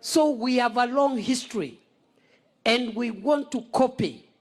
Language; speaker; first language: English; non-native, local second language; Swahili